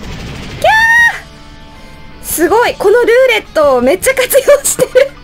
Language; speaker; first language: Japanese; native; Japanese